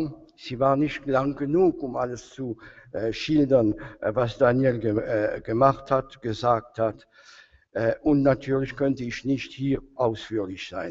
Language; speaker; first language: German; non-native, fluent; French